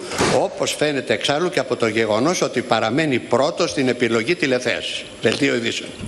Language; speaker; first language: Greek; native; Greek